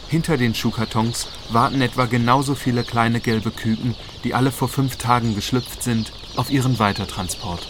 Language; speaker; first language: German; native; German